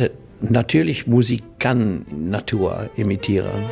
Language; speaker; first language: German; non-native, learner; English